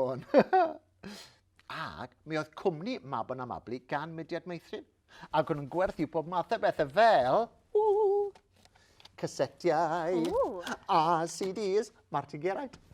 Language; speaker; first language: Welsh; native; Welsh